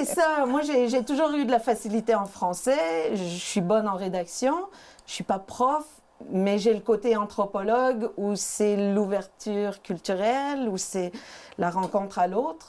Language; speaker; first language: French; native; French